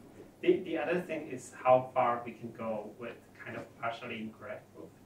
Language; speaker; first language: English; non-native, fluent; Polish